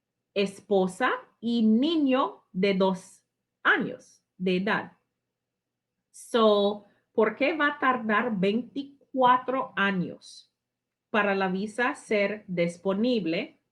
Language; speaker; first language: Spanish; non-native, fluent; English